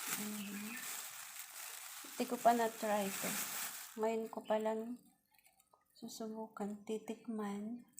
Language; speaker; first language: Filipino; native; Filipino